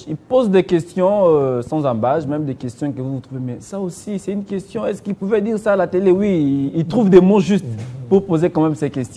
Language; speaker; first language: French; non-native, local second language; Lingala